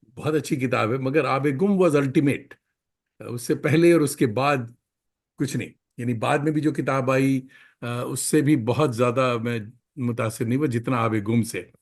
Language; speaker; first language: Urdu; native; Urdu